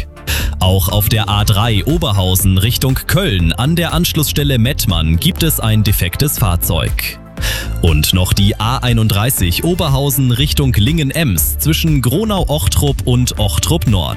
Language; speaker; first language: German; native; German